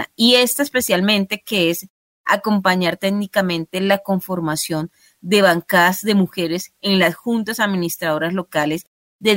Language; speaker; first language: Spanish; native; Spanish